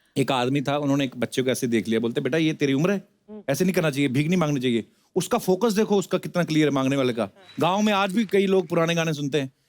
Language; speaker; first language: Hindi; non-native, local second language; Punjabi